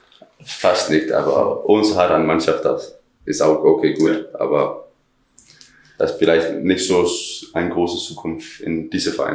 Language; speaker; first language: German; non-native, learner; Danish